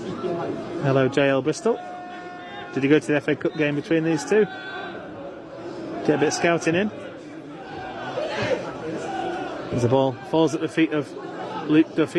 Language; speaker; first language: English; native; English